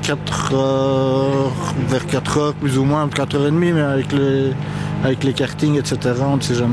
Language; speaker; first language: French; native; French